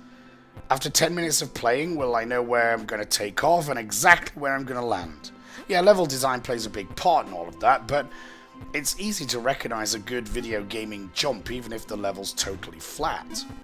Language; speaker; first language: English; native; English